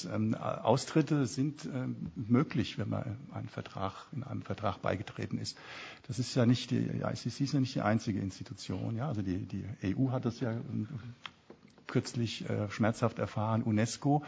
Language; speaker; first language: German; native; German